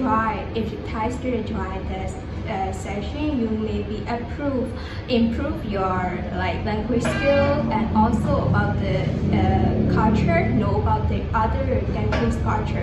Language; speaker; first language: English; non-native, learner; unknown